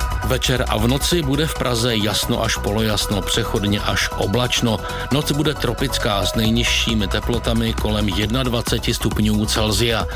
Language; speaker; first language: Czech; native; Czech